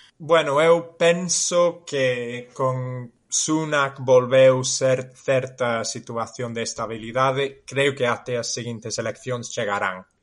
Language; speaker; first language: Galician; non-native, fluent; English